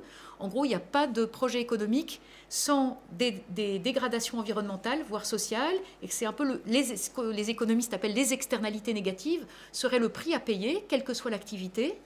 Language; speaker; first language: French; native; French